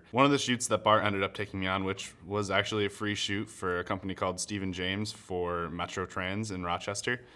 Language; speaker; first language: English; native; English